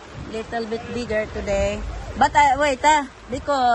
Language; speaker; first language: English; non-native, local second language; Filipino